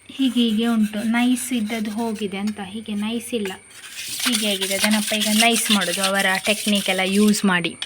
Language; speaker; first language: Kannada; native; Kannada